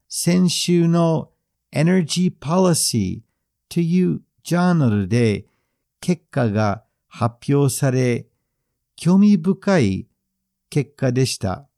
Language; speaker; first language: Japanese; non-native, fluent; English